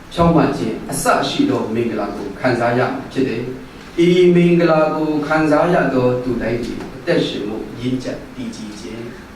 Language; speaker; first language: Burmese; non-native, local second language; Kachin